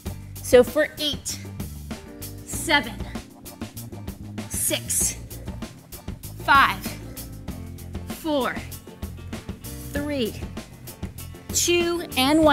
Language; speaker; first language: English; native; English